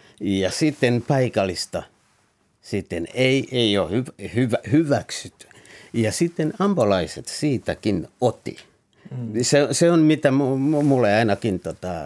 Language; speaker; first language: Finnish; non-native, fluent; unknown